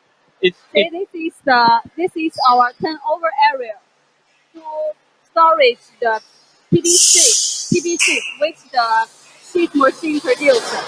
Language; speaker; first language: English; non-native, fluent; Chinese